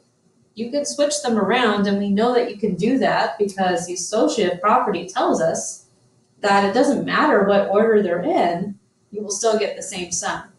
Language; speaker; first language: English; native; English